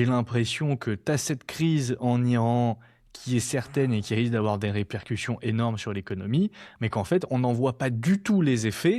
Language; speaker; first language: French; native; French